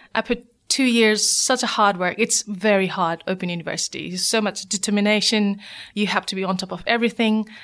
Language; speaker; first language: English; non-native, local second language; Nepali